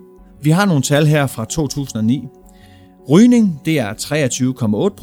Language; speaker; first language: Danish; native; Danish